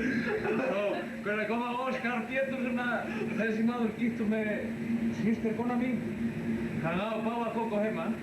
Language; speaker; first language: Icelandic; non-native, learner; Spanish